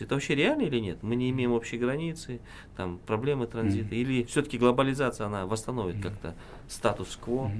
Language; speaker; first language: Russian; non-native, local second language; Kyrgyz